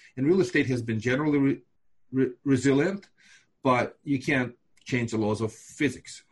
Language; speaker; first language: English; non-native, fluent; Russian